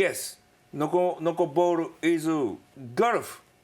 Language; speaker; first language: English; non-native, learner; Japanese